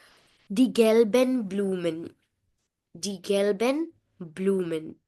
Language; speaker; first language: German; non-native, fluent; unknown